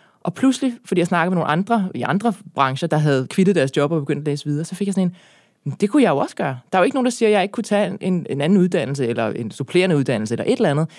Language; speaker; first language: Danish; native; Danish